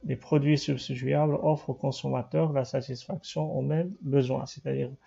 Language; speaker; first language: French; non-native, local second language; Arabic